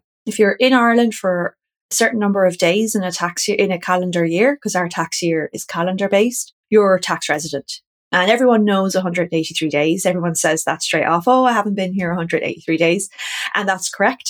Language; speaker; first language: English; native; English